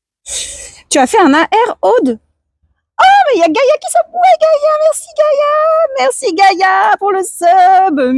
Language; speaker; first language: French; native; French